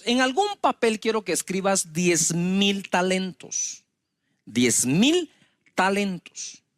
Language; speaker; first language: Spanish; native; Spanish